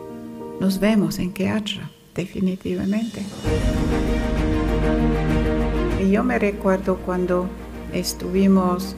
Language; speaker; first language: Spanish; non-native, fluent; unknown